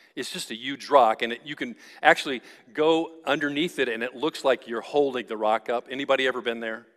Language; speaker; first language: English; native; English